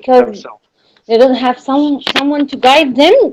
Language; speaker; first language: English; non-native, learner; Arabic